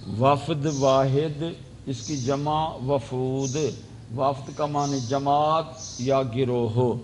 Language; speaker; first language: Urdu; non-native, local second language; Saraiki